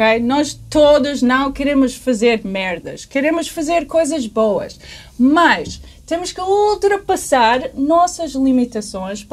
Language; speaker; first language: Portuguese; early bilingual, heritage; English